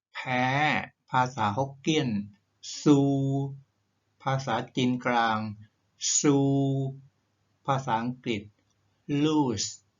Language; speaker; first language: Thai; native; Thai